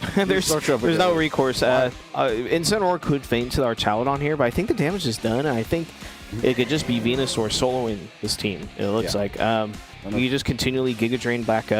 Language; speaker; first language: English; native; English